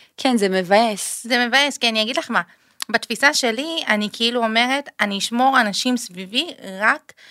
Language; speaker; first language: Hebrew; early bilingual, other home language; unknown